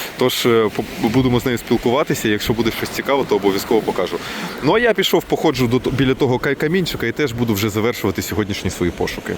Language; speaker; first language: Ukrainian; non-native, local second language; Russian